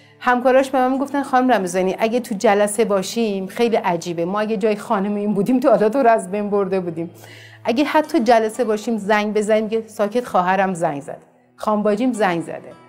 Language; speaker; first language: Persian; non-native, local second language; Azerbaijani